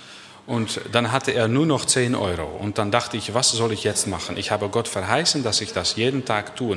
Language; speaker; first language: German; non-native, learner; Dutch